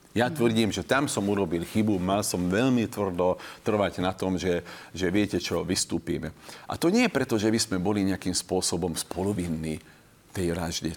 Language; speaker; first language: Slovak; non-native, local second language; Hungarian